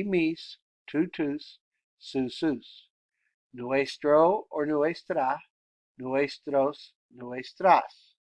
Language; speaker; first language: Spanish; non-native, fluent; English